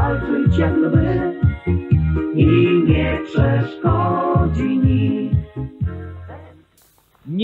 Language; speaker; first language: Polish; native; Polish